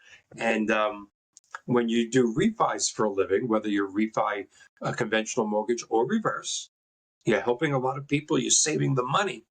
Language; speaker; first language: English; native; English